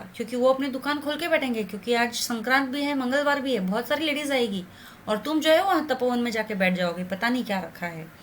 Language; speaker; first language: Hindi; non-native, local second language; Marathi